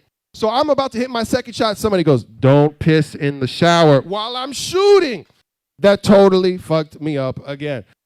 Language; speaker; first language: English; native; English